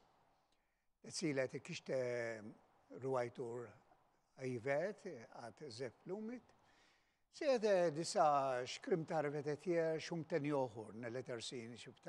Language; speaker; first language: Albanian; non-native, fluent; Maltese